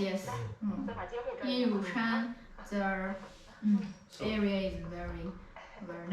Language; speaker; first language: English; non-native, learner; Chinese